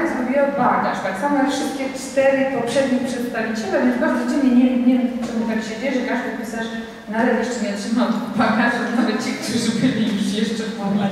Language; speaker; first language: Polish; non-native, fluent; Georgian